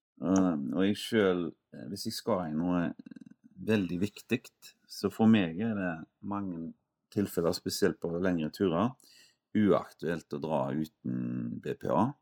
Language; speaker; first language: Norwegian; native; Norwegian